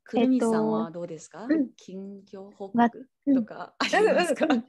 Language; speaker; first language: Japanese; non-native, learner; English